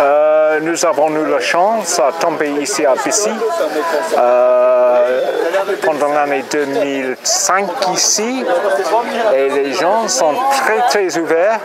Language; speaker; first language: French; non-native, learner; English